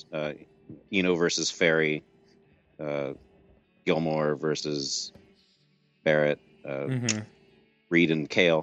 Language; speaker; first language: English; native; English